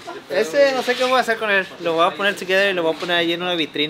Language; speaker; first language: Spanish; early bilingual, other home language; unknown